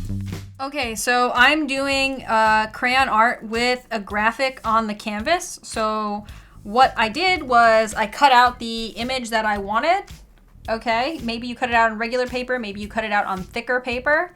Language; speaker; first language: English; native; English